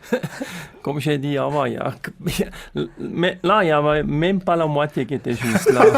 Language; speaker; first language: French; non-native, local second language; Swiss German